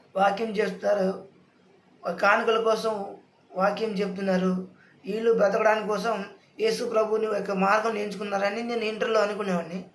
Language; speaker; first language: Telugu; non-native, local second language; Lambadi